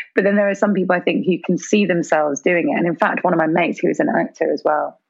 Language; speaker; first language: English; native; English